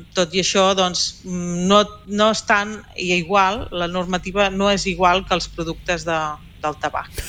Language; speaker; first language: Catalan; native; Catalan